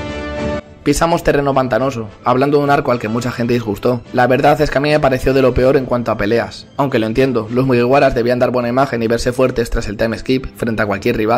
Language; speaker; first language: Spanish; native; Spanish